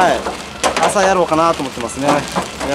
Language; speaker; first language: Japanese; native; Japanese